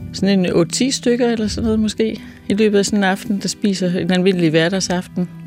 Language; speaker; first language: Danish; native; Danish